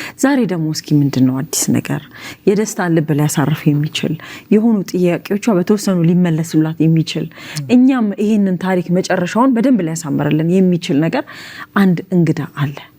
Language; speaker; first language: Amharic; native; Amharic